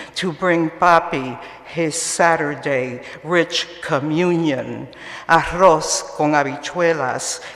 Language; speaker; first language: English; early bilingual, other home language; Spanish